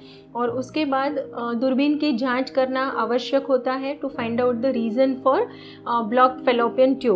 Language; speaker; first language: Hindi; non-native, local second language; Gujarati